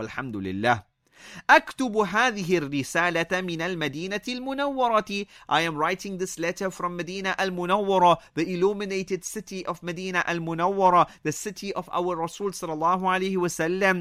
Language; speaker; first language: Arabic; non-native, fluent; English